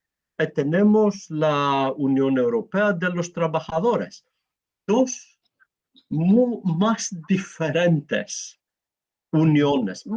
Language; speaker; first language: Spanish; non-native, learner; Greek